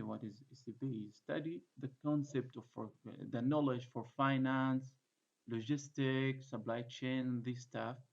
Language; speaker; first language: English; non-native, fluent; Arabic